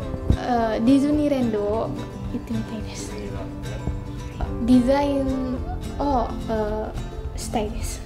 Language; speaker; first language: Japanese; non-native, learner; Indonesian